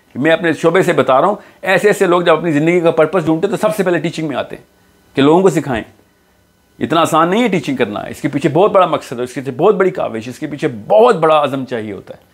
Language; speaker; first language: Urdu; native; Urdu